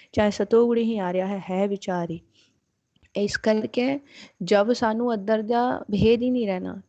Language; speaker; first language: Hindi; non-native, local second language; Punjabi